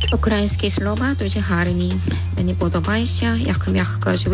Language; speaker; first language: Ukrainian; non-native, learner; Korean